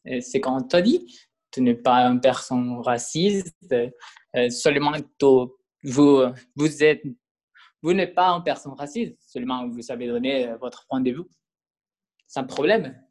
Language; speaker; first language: French; non-native, learner; Spanish